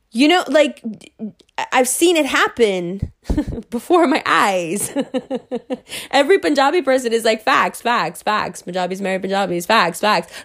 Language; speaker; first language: English; early bilingual, other home language; Hindi